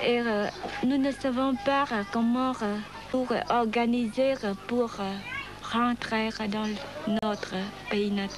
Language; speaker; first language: French; non-native, learner; Khmer